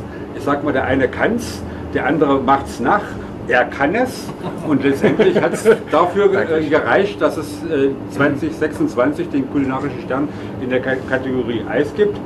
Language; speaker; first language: German; native; German